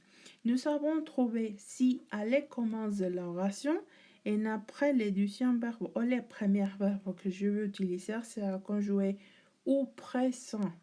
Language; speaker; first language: French; non-native, learner; Spanish